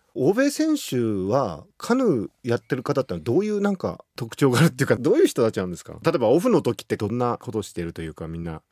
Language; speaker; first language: Japanese; native; Japanese